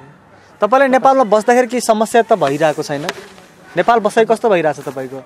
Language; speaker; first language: Nepali; native; Nepali